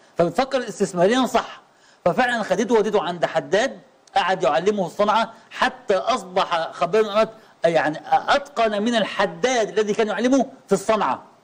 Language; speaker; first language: Arabic; native; Arabic